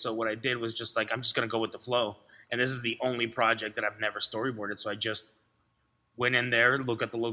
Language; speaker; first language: English; early bilingual, other home language; Spanish